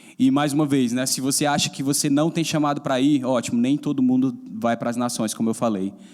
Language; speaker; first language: Portuguese; native; Portuguese